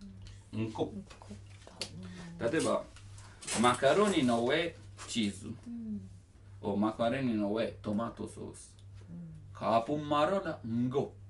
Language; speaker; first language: Japanese; non-native, learner; Italian